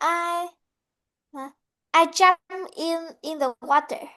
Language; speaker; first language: English; non-native, learner; Vietnamese